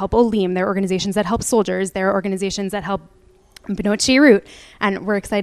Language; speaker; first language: English; native; English